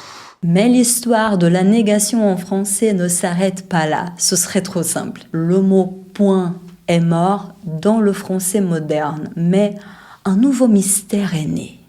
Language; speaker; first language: French; non-native, fluent; Portuguese